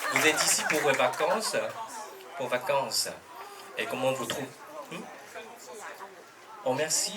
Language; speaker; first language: French; non-native, fluent; Chinese